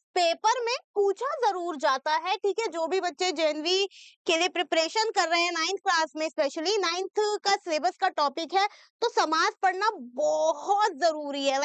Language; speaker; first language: Hindi; native; Hindi